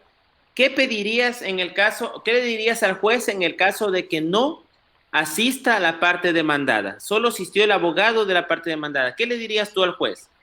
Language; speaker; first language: Spanish; native; Spanish